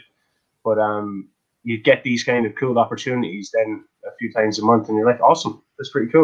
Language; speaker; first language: English; native; English